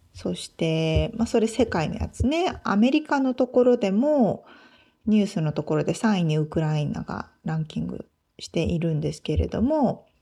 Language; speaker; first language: Japanese; native; Japanese